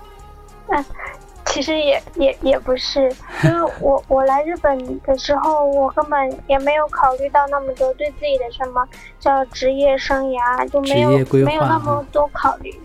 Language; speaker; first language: Chinese; native; Chinese